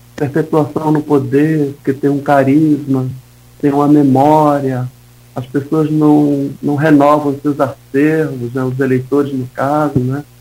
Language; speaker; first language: Portuguese; native; Portuguese